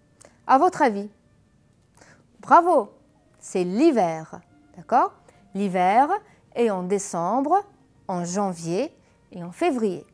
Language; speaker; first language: French; non-native, fluent; Arabic